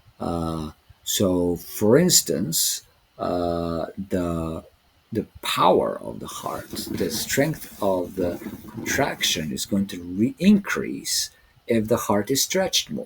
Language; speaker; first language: English; non-native, fluent; Serbian